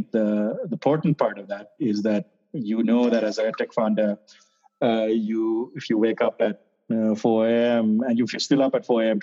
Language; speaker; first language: English; non-native, local second language; Sinhala